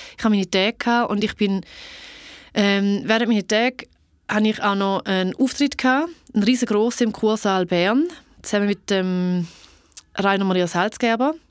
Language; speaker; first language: German; early bilingual, other home language; Albanian